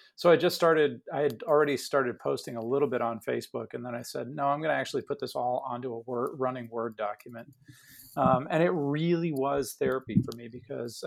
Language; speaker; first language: English; native; English